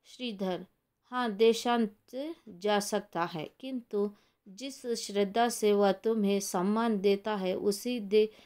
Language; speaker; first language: Hindi; non-native, local second language; Kannada